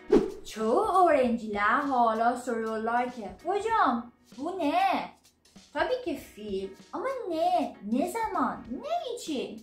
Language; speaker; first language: Turkish; non-native, fluent; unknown